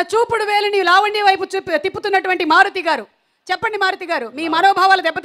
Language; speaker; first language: Telugu; native; Telugu